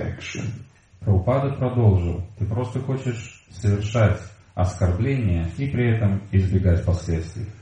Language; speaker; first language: Russian; native; Russian